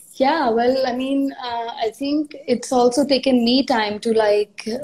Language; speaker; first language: English; non-native, local second language; Hindi